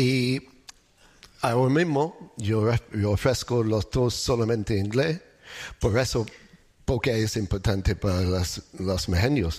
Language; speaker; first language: Spanish; non-native, learner; English